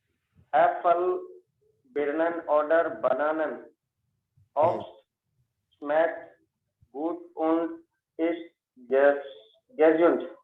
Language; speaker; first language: German; non-native, learner; Hindi